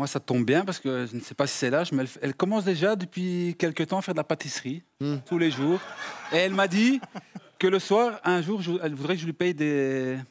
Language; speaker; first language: French; native; French